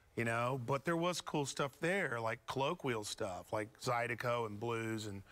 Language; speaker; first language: English; native; English